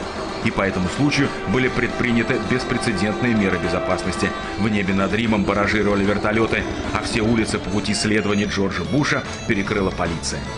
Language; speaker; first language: Russian; native; Russian